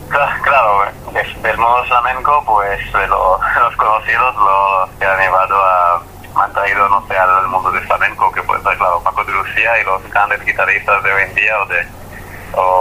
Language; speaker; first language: Spanish; non-native, fluent; Hebrew